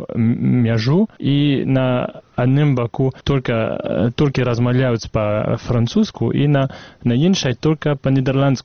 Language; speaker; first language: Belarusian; non-native, fluent; French